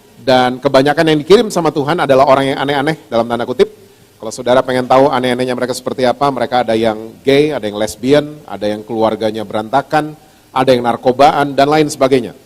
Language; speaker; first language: Indonesian; native; Indonesian